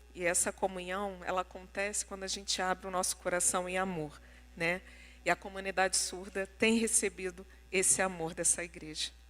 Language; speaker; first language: Portuguese; non-native, local second language; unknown